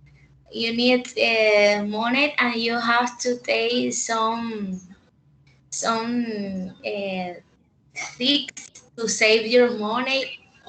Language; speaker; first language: English; non-native, learner; Spanish